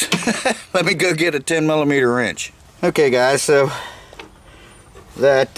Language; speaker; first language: English; native; English